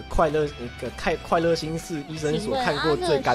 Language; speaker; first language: Chinese; native; Chinese